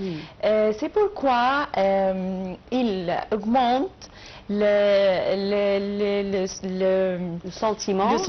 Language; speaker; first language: French; non-native, learner; Arabic